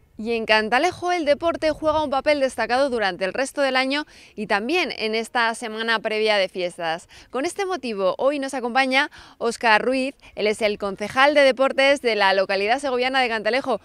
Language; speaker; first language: Spanish; native; Spanish